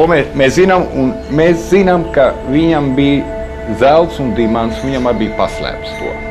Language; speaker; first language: Latvian; early bilingual, heritage; Latvian